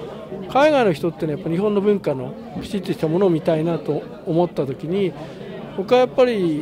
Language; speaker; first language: Japanese; native; Japanese